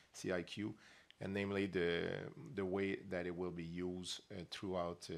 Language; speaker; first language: English; non-native, fluent; French